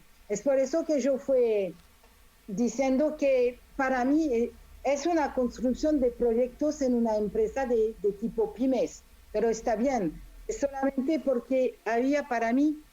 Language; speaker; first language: Spanish; non-native, fluent; French